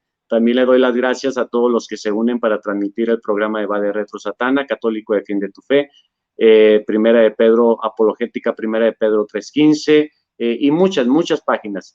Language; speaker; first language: Spanish; native; Spanish